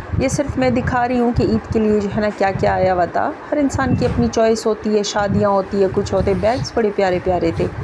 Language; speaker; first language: Urdu; non-native, local second language; Pashto